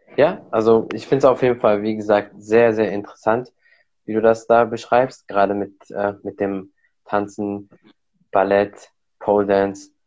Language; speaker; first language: German; native; German